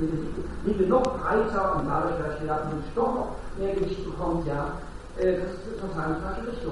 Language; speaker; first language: German; native; German